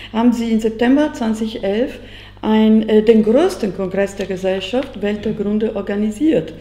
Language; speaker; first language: German; non-native, fluent; Italian